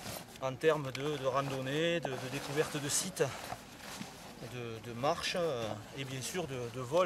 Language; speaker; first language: French; native; French